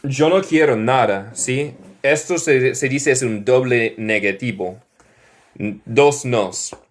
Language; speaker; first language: Spanish; non-native, learner; English